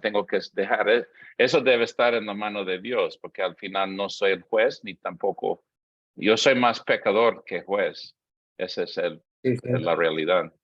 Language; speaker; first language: Spanish; non-native, fluent; English